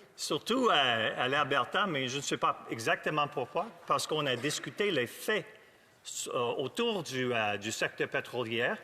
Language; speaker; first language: French; non-native, learner; English